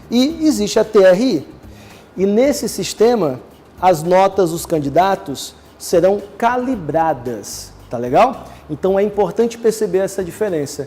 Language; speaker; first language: Portuguese; native; Portuguese